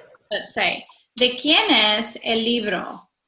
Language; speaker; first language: Spanish; non-native, fluent; English